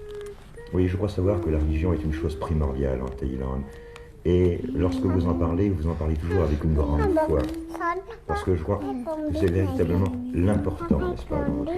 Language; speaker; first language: French; native; French